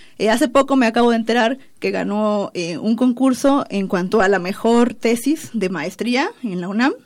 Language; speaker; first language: Spanish; native; Spanish